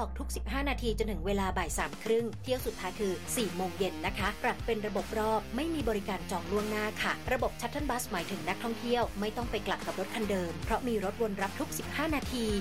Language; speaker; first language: Thai; native; Thai